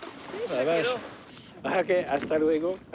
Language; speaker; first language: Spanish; non-native, learner; French